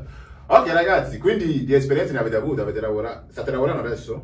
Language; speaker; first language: Italian; native; Italian